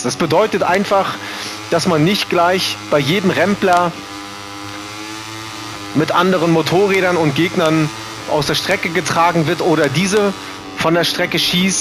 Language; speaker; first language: German; native; German